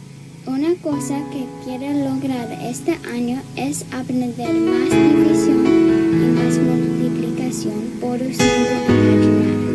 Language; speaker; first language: Spanish; non-native, learner; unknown